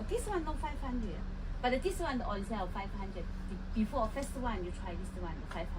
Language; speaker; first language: English; non-native, learner; Cantonese